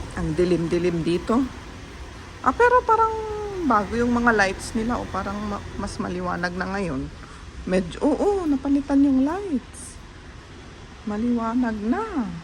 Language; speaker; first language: Filipino; native; Filipino